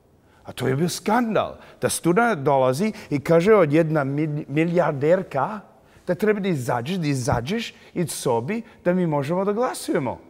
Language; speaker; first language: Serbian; early bilingual, heritage; English